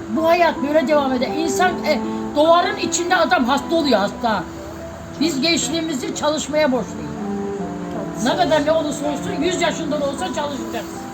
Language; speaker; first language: Turkish; native; Turkish